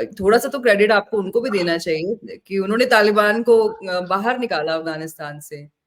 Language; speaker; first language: Hindi; native; Hindi